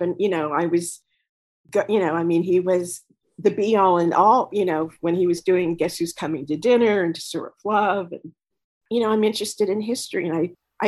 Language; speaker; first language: English; native; English